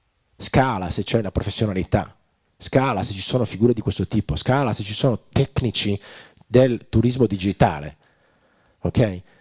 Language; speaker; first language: Italian; native; Italian